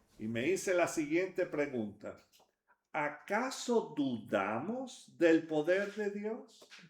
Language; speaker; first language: Spanish; native; Spanish